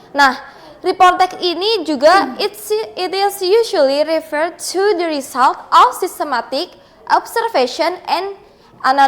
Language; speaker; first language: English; non-native, learner; Indonesian